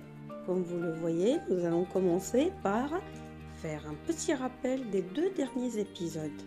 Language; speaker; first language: French; non-native, local second language; Arabic